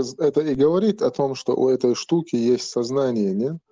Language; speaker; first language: Russian; non-native, local second language; Chechen